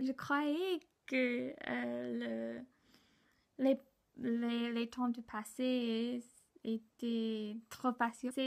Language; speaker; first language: French; non-native, learner; English